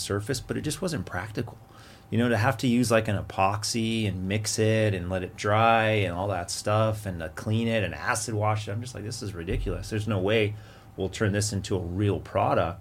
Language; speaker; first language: English; native; English